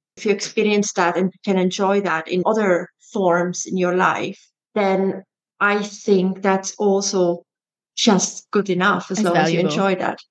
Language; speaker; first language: English; non-native, fluent; German